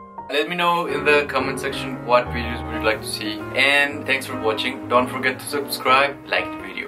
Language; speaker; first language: English; non-native, fluent; Spanish